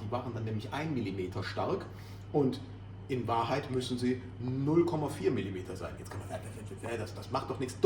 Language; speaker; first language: German; native; German